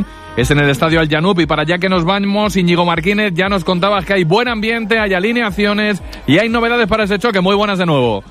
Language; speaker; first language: Spanish; native; Spanish